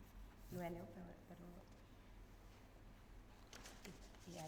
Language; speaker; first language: Spanish; non-native, learner; Hungarian